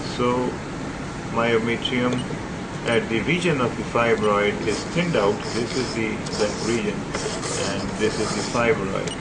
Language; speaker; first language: English; non-native, local second language; Punjabi